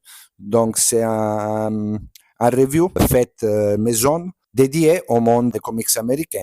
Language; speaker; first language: French; non-native, fluent; Italian